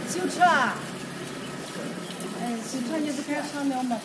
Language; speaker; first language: Chinese; native; Chinese